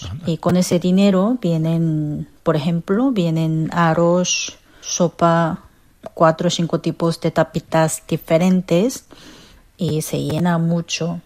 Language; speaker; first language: Spanish; non-native, fluent; Korean